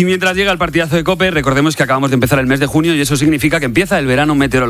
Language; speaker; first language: Spanish; native; Spanish